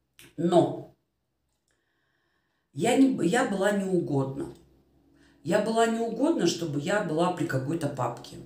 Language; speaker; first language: Russian; native; Russian